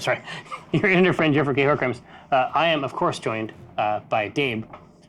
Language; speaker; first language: English; native; English